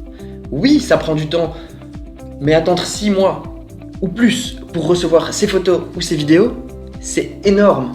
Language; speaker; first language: French; native; French